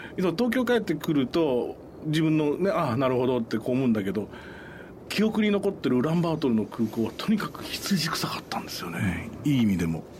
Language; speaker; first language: Japanese; native; Japanese